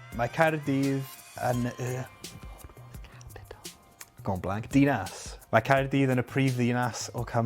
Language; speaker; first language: Welsh; non-native, local second language; English